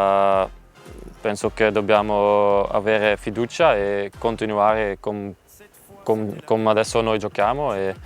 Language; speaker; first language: Italian; non-native, learner; Dutch